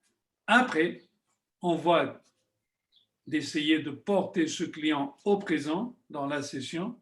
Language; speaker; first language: French; non-native, fluent; Spanish